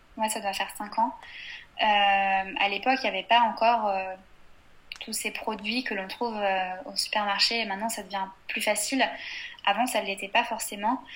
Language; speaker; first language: French; native; French